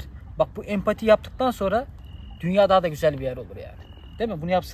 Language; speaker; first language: Turkish; native; Turkish